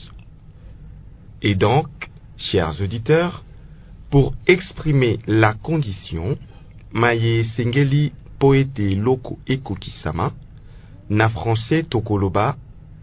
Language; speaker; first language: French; non-native, local second language; Lingala